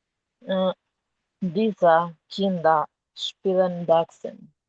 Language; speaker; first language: German; non-native, learner; Spanish